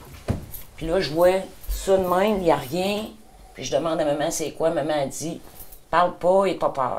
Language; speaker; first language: French; native; French